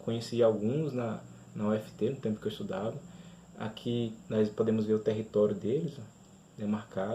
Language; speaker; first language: Portuguese; native; Portuguese